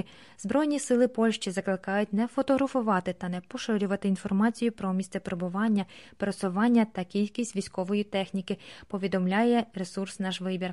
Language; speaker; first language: Ukrainian; native; Ukrainian